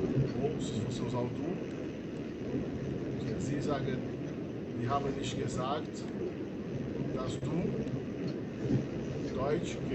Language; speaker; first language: German; non-native, fluent; Portuguese